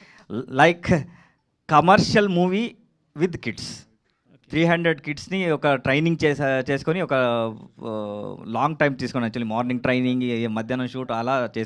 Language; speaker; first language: Telugu; non-native, learner; Kannada